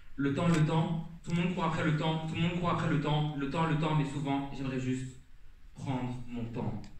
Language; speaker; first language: French; native; French